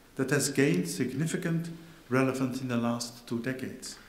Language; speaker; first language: English; non-native, fluent; Dutch